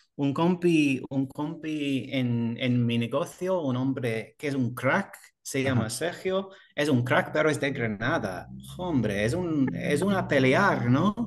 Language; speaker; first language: Spanish; non-native, learner; English